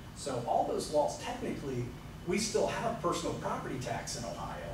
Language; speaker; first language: English; native; English